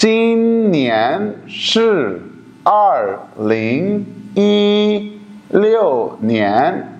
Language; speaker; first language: Chinese; non-native, learner; Urdu